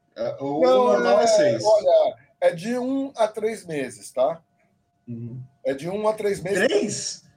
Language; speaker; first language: Portuguese; native; Portuguese